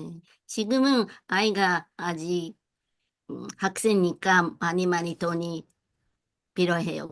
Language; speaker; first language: Korean; non-native, learner; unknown